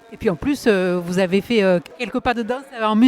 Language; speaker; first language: French; native; French